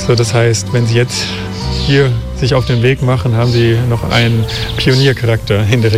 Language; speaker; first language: German; native; German